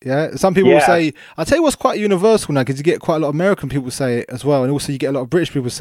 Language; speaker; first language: English; native; English